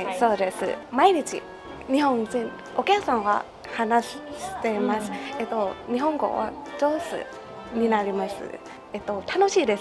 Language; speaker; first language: Japanese; non-native, learner; Thai